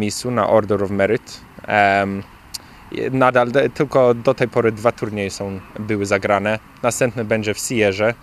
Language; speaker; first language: Polish; early bilingual, heritage; Polish